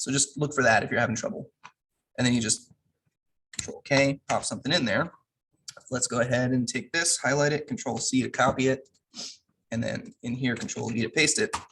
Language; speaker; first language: English; native; English